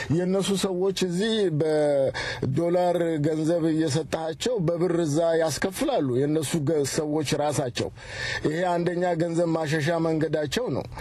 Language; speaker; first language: Amharic; native; Amharic